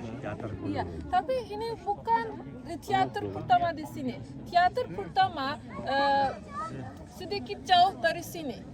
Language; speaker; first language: Indonesian; non-native, learner; Turkish